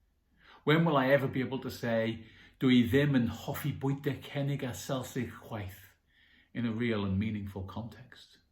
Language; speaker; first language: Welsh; non-native, learner; English